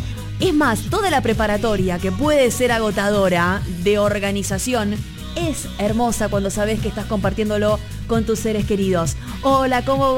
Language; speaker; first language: Spanish; native; Spanish